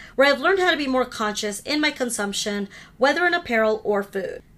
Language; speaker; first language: English; early bilingual, other home language; Hindi